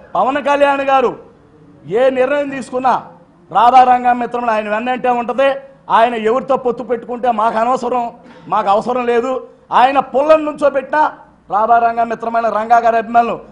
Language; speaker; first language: Telugu; native; Telugu